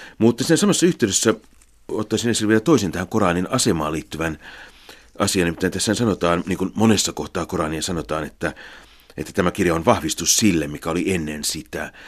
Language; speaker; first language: Finnish; native; Finnish